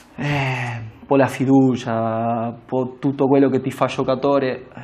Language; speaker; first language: Italian; non-native, fluent; Spanish